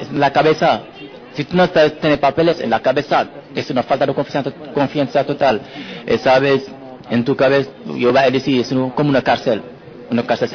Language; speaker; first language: Spanish; non-native, fluent; Wolof